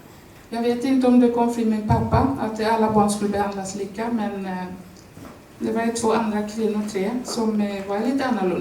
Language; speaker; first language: Swedish; non-native, fluent; Swahili